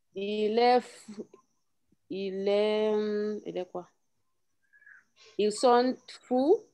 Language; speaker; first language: French; non-native, learner; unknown